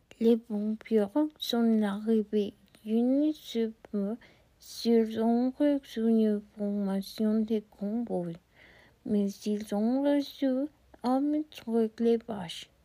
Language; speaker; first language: French; non-native, learner; Spanish